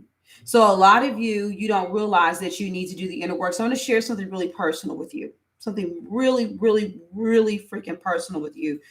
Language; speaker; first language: English; native; English